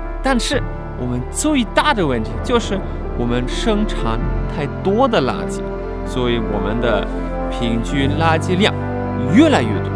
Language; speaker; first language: Chinese; non-native, fluent; German